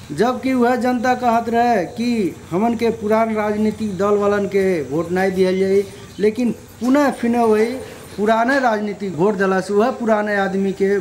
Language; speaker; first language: Bhojpuri; non-native, local second language; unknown